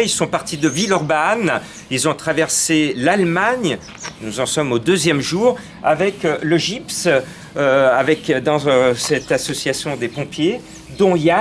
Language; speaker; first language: French; native; French